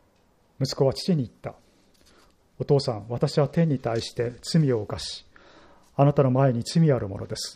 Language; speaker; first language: Japanese; native; Japanese